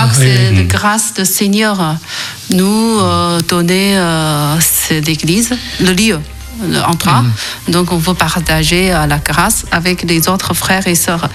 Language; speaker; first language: French; non-native, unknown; Chinese